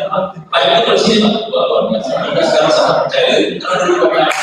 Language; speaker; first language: Indonesian; native; Indonesian